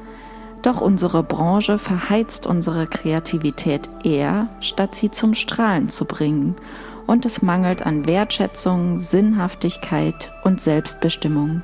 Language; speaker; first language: German; native; German